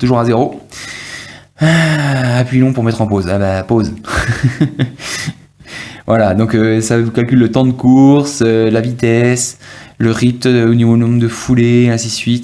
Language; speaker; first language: French; native; French